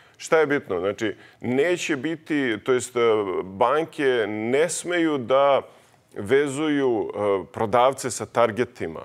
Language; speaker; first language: Bosnian; native; Bosnian